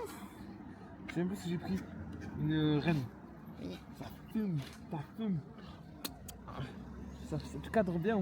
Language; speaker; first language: French; native; French